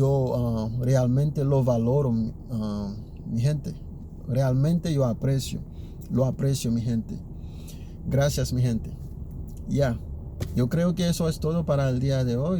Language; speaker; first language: Spanish; early bilingual, other home language; Haitian Creole